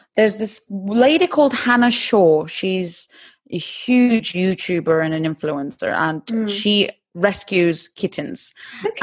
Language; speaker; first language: English; non-native, fluent; Turkish